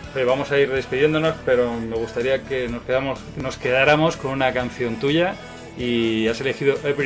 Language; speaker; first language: Spanish; native; Spanish